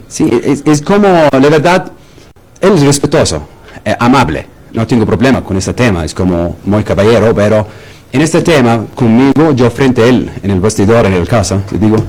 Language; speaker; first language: Spanish; non-native, learner; Arabic